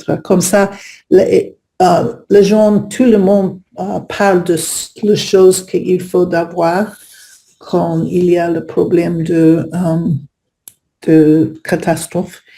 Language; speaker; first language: French; non-native, learner; English